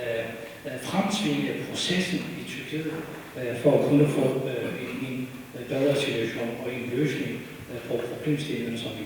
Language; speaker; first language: Danish; non-native, fluent; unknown